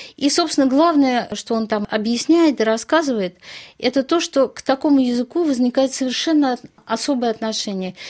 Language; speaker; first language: Russian; native; Russian